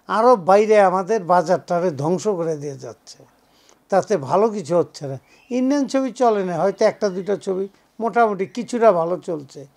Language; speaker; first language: Bangla; native; Bangla